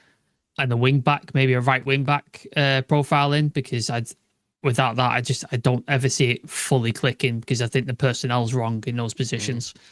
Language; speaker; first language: English; native; English